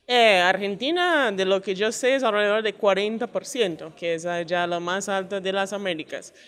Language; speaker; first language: Spanish; non-native, fluent; English